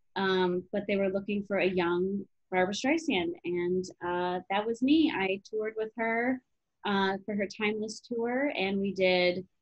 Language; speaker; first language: English; native; English